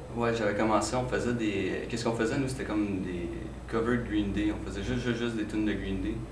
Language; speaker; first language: French; native; French